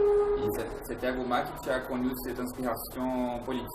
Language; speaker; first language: French; non-native, fluent; Portuguese